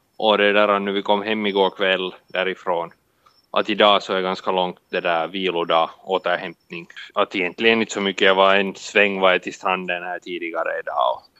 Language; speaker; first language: Swedish; native; Swedish